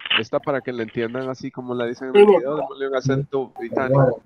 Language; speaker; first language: Spanish; native; Spanish